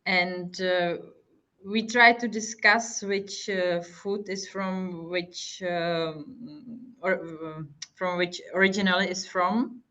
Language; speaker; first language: English; non-native, fluent; Hungarian